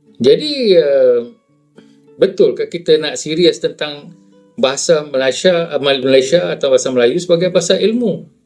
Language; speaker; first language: Malay; native; Malay